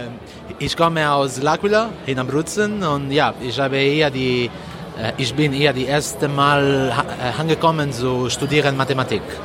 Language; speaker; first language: German; non-native, learner; Italian